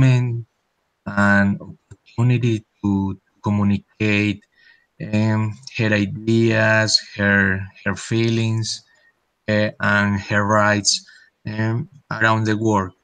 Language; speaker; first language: English; non-native, learner; Spanish